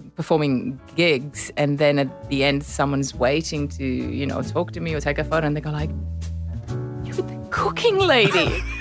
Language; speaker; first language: English; non-native, fluent; Italian